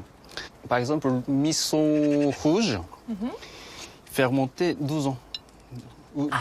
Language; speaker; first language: French; non-native, learner; Japanese